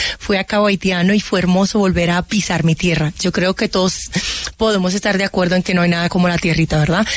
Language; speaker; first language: Spanish; early bilingual, other home language; Haitian Creole